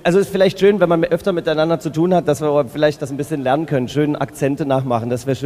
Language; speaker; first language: German; native; German